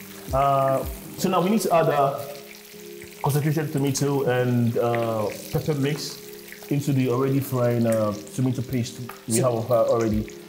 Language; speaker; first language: English; non-native, local second language; Yoruba